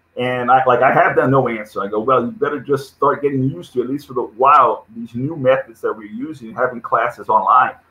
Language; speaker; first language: English; non-native, fluent; Portuguese